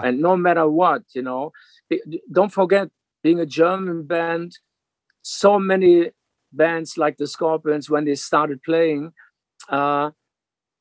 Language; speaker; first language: English; non-native, fluent; German